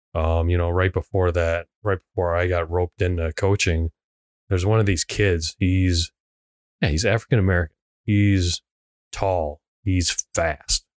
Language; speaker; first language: English; non-native, local second language; Cantonese